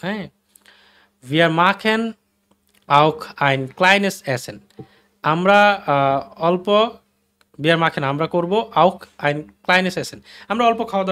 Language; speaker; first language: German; non-native, learner; Bangla